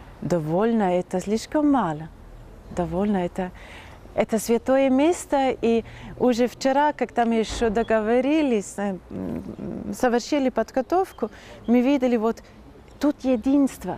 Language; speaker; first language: Russian; non-native, fluent; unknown